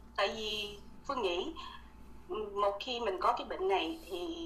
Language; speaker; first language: Vietnamese; early bilingual, heritage; Vietnamese